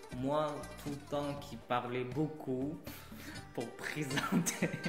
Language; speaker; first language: French; non-native, learner; Uyghur